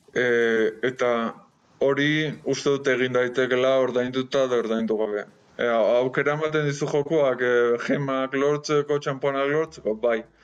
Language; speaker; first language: Basque; non-native, local second language; Spanish